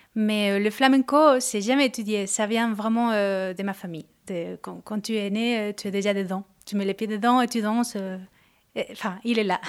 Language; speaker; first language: French; non-native, fluent; Spanish